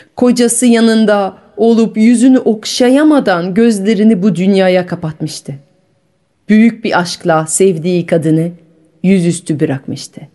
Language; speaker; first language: Turkish; non-native, fluent; French